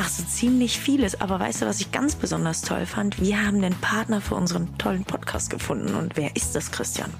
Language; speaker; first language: German; native; German